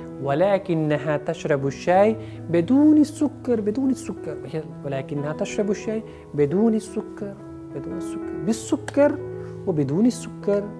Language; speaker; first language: Arabic; non-native, fluent; Urdu